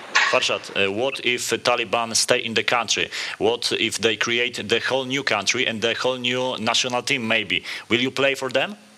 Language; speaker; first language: English; non-native, fluent; Polish